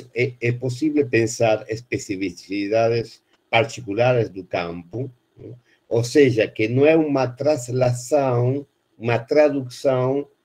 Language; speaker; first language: Portuguese; non-native, fluent; Spanish